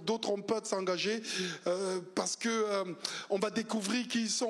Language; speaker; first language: French; native; French